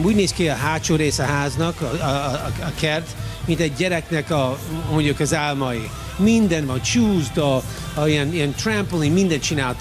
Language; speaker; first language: Hungarian; early bilingual, heritage; English